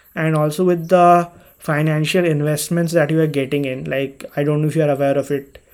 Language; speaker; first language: English; non-native, local second language; Hindi